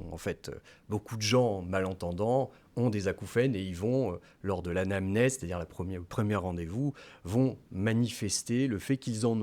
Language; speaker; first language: French; native; French